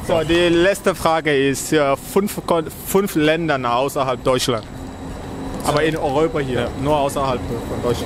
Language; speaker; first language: German; non-native, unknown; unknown